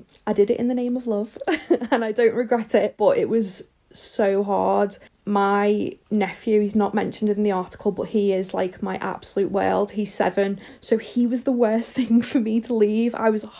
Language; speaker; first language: English; native; English